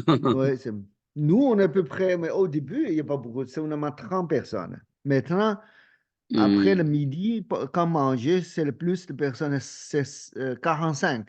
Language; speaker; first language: French; non-native, fluent; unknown